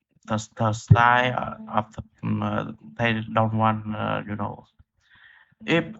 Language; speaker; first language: English; non-native, learner; Vietnamese